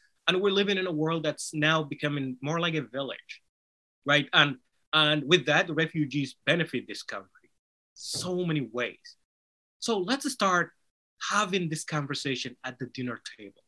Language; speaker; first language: English; non-native, fluent; Somali